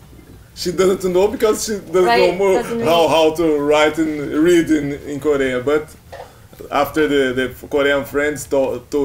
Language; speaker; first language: English; non-native, learner; Portuguese